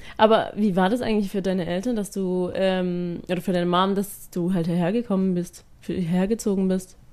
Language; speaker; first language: German; native; German